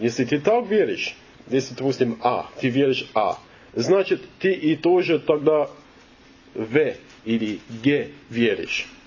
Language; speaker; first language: Russian; non-native, learner; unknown